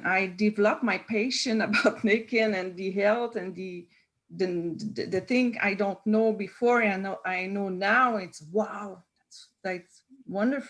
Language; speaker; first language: English; non-native, learner; French